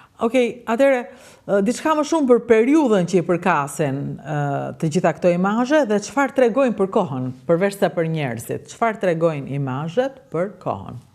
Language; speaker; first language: Albanian; native; Albanian